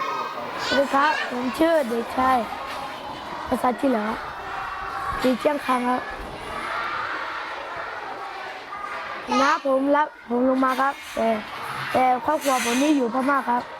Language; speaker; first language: Thai; early bilingual, other home language; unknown